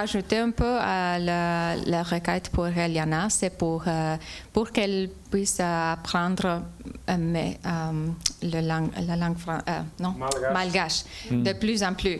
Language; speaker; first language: French; non-native, fluent; English